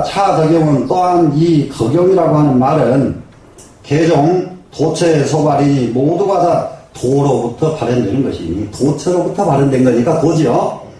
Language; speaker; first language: Korean; native; Korean